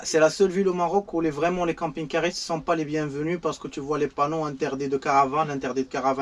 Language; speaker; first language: French; native; French